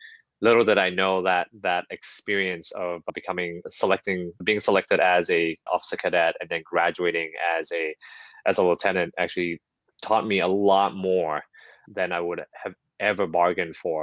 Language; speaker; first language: English; non-native, local second language; Cantonese